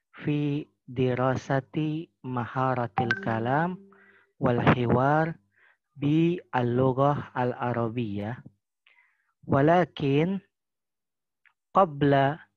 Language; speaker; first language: Arabic; non-native, fluent; Indonesian